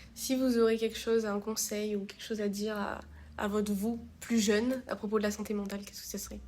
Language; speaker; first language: French; native; French